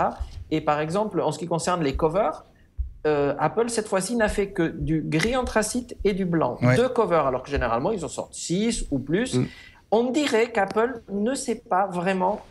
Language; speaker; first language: French; non-native, fluent; Spanish